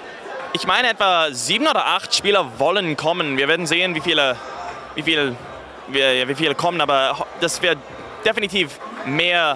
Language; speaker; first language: German; non-native, fluent; English